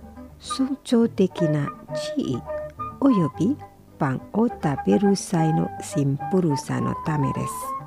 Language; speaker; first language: Japanese; non-native, fluent; Indonesian